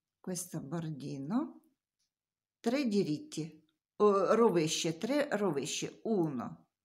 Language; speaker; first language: Italian; non-native, learner; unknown